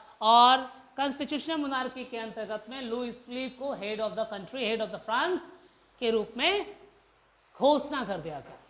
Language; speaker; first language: Hindi; native; Hindi